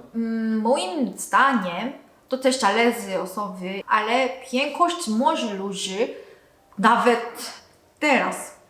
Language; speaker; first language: Polish; non-native, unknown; Korean